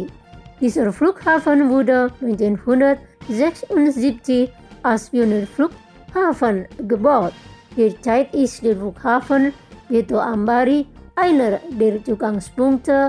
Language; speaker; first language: German; non-native, fluent; Indonesian